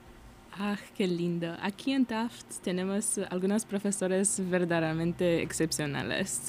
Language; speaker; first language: Spanish; non-native, learner; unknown